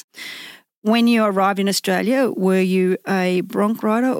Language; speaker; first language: English; native; English